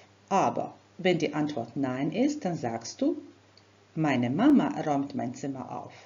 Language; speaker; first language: German; non-native, fluent; Croatian